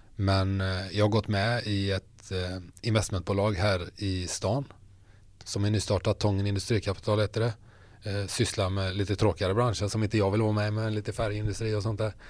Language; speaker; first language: Swedish; native; Swedish